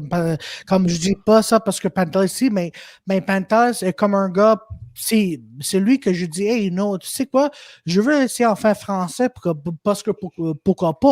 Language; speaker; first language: French; non-native, local second language; English